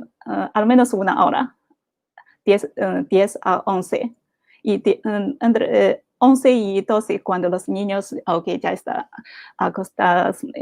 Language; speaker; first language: Spanish; non-native, fluent; Chinese